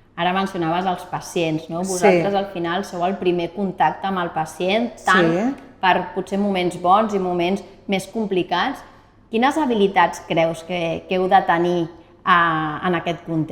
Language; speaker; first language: Catalan; native; Catalan